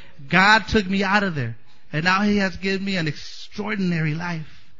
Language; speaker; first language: English; non-native, fluent; Spanish